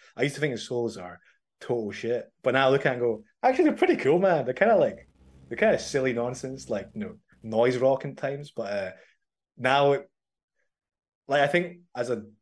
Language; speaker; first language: English; native; English